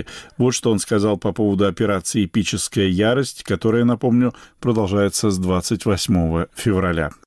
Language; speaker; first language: Russian; native; Russian